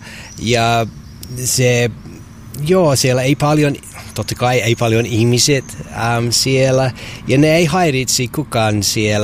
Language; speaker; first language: Finnish; non-native, fluent; English